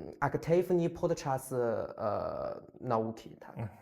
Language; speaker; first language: Polish; non-native, fluent; Chinese